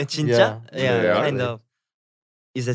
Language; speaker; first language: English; non-native, learner; Korean